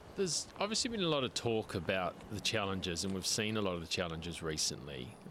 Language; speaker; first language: English; native; English